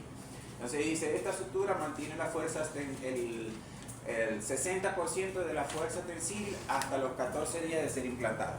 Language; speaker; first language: Spanish; native; Spanish